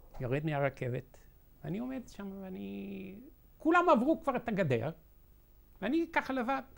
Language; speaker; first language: Hebrew; non-native, fluent; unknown